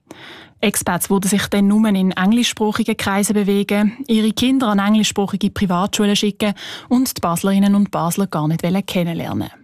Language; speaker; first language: German; native; German